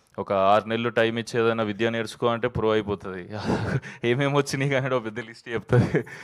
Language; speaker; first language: Telugu; native; Telugu